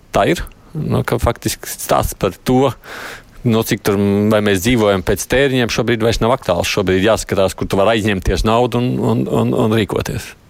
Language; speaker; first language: Latvian; native; Latvian